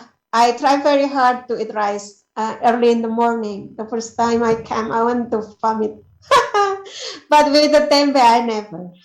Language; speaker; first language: English; non-native, learner; Indonesian